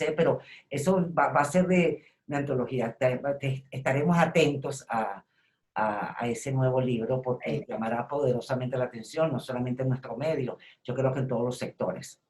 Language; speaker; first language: Spanish; native; Spanish